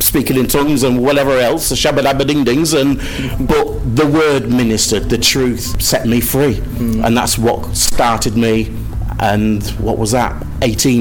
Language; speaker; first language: English; native; English